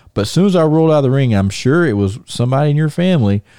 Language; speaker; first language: English; native; English